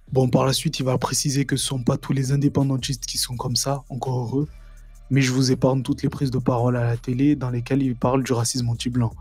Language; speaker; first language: French; native; French